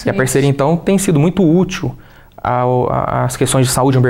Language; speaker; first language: Portuguese; native; Portuguese